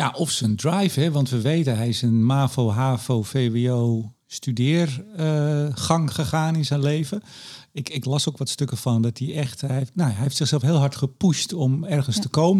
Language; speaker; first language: Dutch; native; Dutch